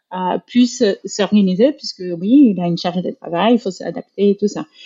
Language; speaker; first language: French; non-native, fluent; Portuguese